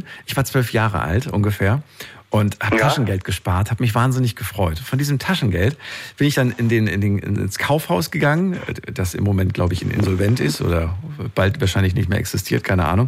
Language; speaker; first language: German; native; German